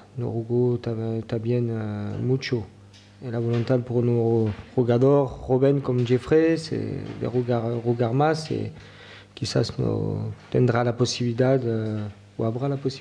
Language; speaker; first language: Spanish; non-native, learner; French